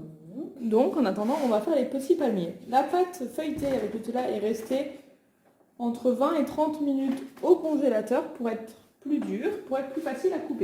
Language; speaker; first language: French; native; French